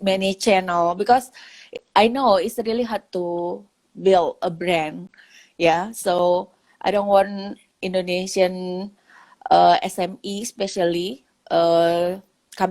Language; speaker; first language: English; non-native, local second language; Indonesian